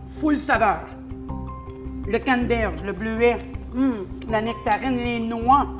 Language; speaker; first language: French; native; French